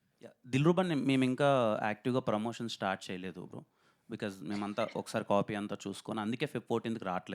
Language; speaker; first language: Telugu; native; Telugu